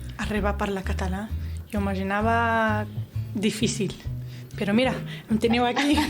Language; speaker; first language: Catalan; non-native, learner; Arabic